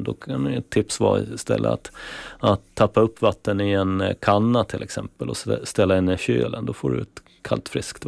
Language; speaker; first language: Swedish; native; Swedish